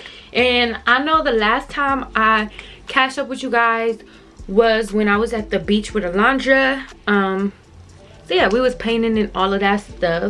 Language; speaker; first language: English; native; English